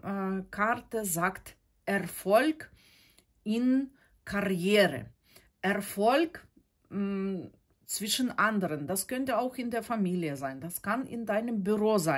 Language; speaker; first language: German; non-native, fluent; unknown